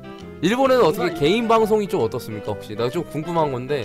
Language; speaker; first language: Korean; native; Korean